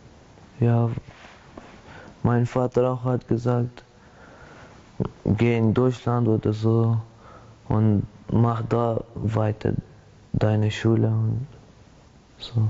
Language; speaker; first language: German; non-native, learner; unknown